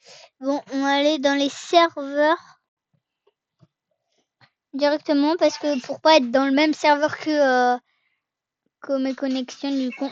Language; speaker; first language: French; native; French